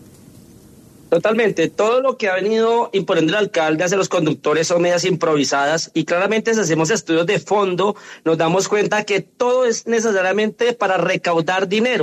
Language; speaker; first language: Spanish; native; Spanish